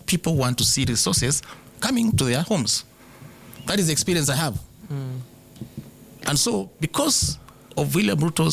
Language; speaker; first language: English; non-native, local second language; Gusii